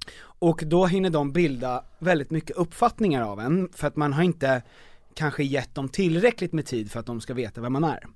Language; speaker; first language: Swedish; native; Swedish